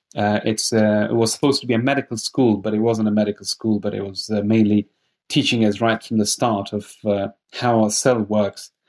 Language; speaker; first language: English; non-native, fluent; Persian